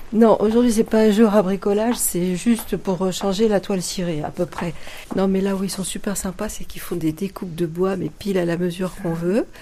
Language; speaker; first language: French; native; French